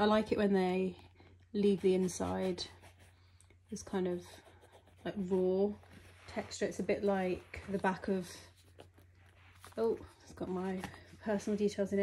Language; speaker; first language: English; native; English